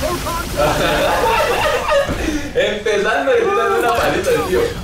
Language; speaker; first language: Spanish; native; Spanish